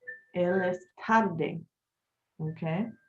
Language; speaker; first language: Spanish; non-native, learner; English